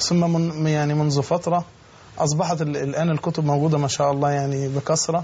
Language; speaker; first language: Arabic; native; Arabic